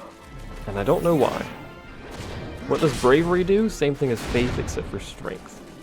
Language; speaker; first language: English; native; English